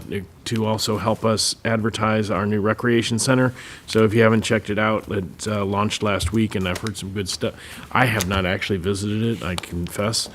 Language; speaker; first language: English; native; English